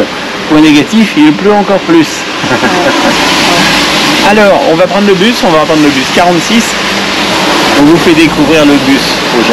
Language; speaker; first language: French; native; French